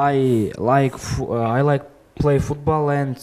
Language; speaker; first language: English; non-native, learner; Kyrgyz